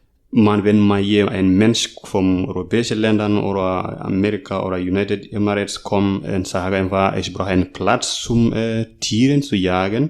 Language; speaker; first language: German; non-native, learner; Masai